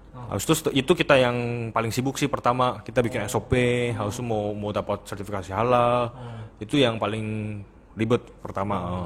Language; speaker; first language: Indonesian; early bilingual, other home language; Korean